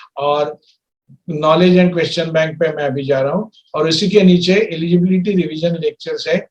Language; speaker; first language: Hindi; non-native, local second language; Marathi